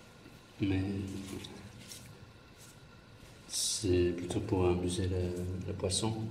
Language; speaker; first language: French; non-native, fluent; English